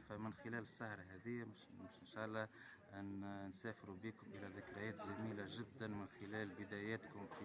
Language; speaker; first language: Arabic; native; Arabic